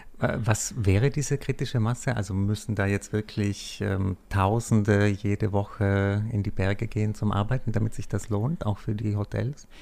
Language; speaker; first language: German; native; German